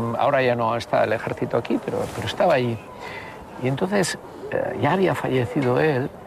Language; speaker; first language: Spanish; native; Spanish